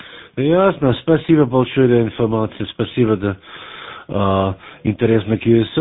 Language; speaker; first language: Russian; non-native, learner; German